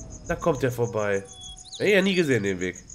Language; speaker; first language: German; native; German